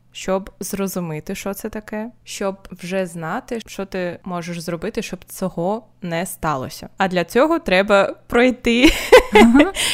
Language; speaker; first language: Ukrainian; non-native, local second language; Russian